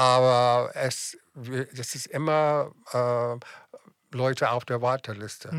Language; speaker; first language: German; non-native, fluent; English